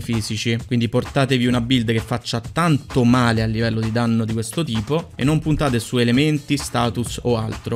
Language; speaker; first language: Italian; native; Italian